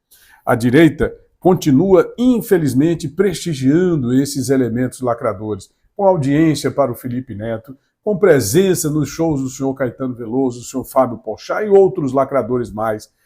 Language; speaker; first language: Portuguese; native; Portuguese